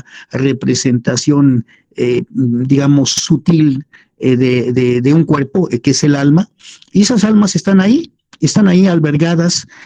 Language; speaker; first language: Spanish; native; Spanish